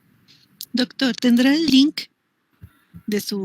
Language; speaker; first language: Spanish; native; Spanish